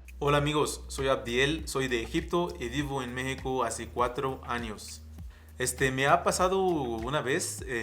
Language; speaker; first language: Spanish; non-native, fluent; Arabic